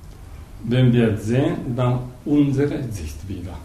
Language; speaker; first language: German; non-native, learner; Japanese